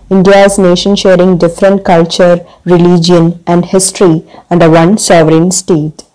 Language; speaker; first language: English; non-native, local second language; Malayalam